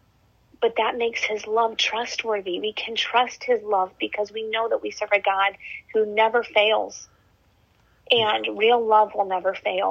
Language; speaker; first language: English; native; English